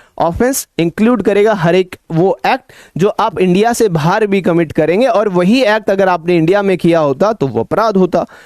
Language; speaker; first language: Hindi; native; Hindi